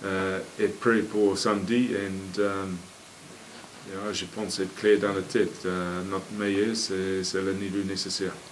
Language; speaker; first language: French; non-native, fluent; English